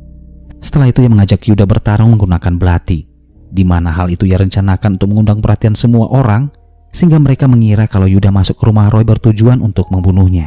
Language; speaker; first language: Indonesian; native; Indonesian